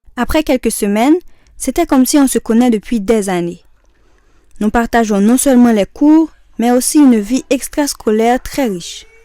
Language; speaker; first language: French; non-native, local second language; Haitian Creole